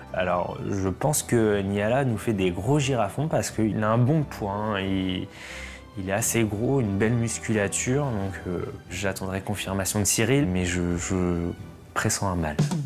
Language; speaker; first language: French; native; French